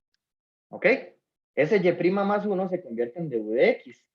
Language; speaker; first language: Spanish; native; Spanish